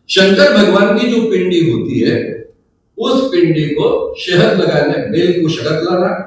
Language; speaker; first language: Hindi; non-native, local second language; Marathi